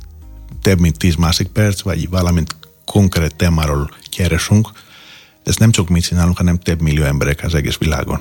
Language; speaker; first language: Hungarian; non-native, learner; Greek